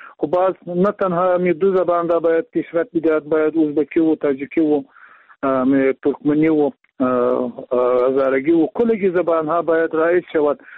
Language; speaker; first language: Persian; non-native, local second language; Pashto